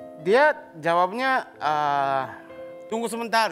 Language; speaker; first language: Indonesian; non-native, learner; Japanese